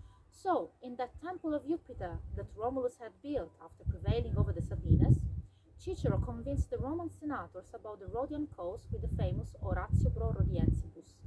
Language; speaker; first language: English; non-native, fluent; Italian